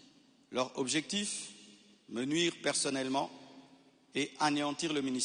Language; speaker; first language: French; non-native, local second language; Lingala